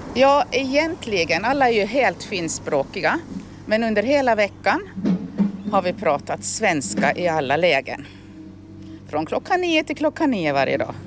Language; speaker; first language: Swedish; native; Swedish